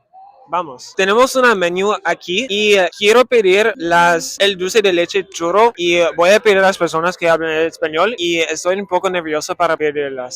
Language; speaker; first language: Spanish; non-native, learner; English